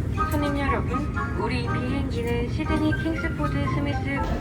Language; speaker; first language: Korean; native; Korean